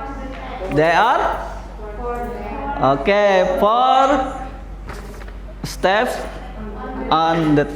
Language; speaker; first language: English; non-native, learner; Indonesian